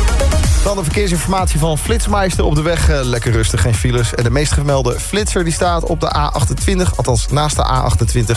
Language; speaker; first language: Dutch; native; Dutch